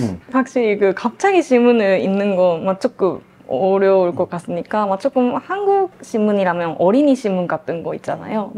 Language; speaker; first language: Korean; non-native, fluent; Japanese